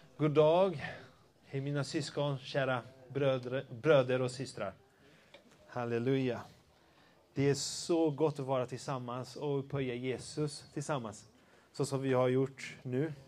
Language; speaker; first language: Swedish; non-native, fluent; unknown